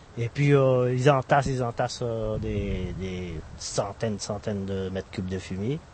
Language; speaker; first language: French; native; French